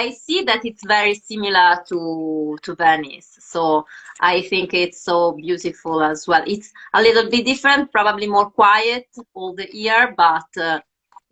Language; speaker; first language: English; non-native, fluent; Italian